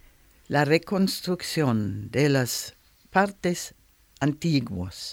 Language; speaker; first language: Spanish; non-native, learner; German